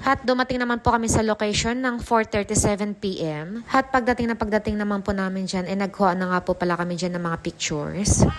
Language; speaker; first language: Filipino; native; Filipino